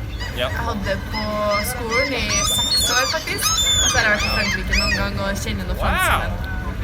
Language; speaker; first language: Norwegian; early bilingual, other home language; Vietnamese